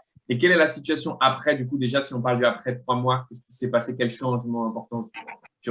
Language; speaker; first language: French; native; French